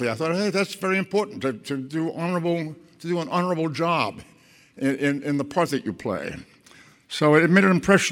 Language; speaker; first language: English; native; English